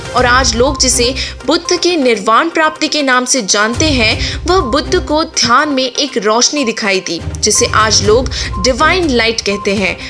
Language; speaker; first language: Hindi; native; Hindi